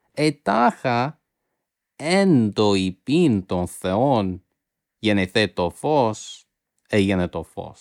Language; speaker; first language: Greek; non-native, fluent; English